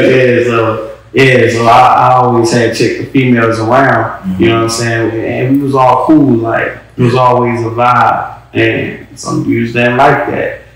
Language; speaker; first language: English; native; English